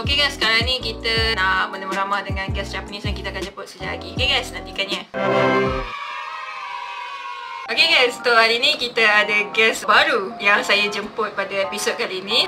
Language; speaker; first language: Malay; native; Malay